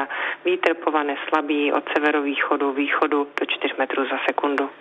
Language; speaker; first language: Czech; native; Czech